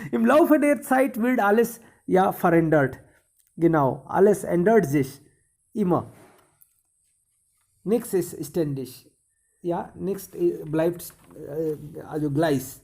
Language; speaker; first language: German; non-native, fluent; Hindi